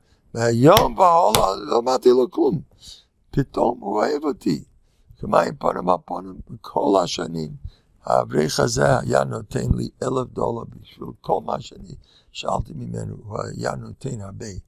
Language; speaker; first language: Hebrew; non-native, fluent; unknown